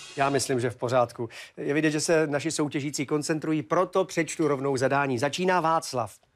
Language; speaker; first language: Czech; native; Czech